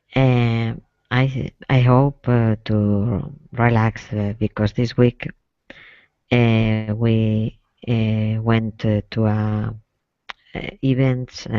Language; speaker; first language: English; non-native, learner; Spanish